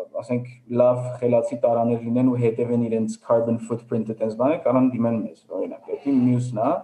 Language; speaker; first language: Armenian; early bilingual, heritage; Armenian